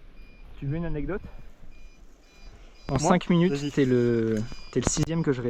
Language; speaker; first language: French; native; French